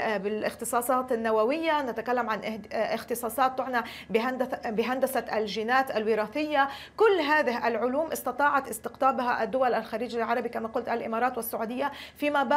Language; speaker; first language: Arabic; native; Arabic